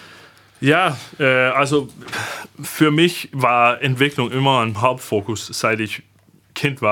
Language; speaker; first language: German; non-native, fluent; Danish